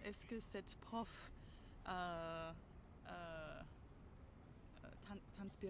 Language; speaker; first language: French; non-native, fluent; English